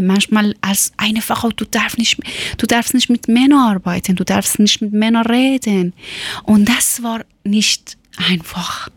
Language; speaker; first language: German; non-native, learner; Persian